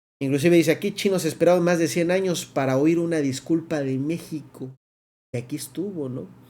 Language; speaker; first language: Spanish; native; Spanish